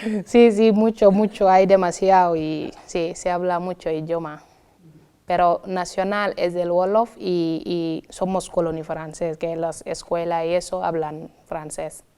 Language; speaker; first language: Spanish; non-native, fluent; Wolof